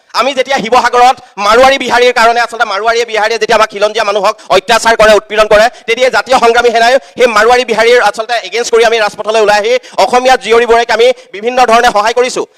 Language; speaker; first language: Assamese; native; Assamese